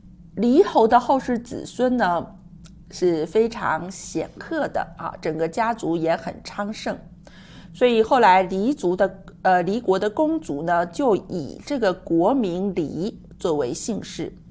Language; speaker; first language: Chinese; native; Chinese